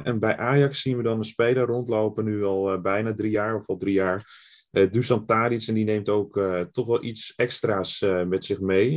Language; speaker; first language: Dutch; native; Dutch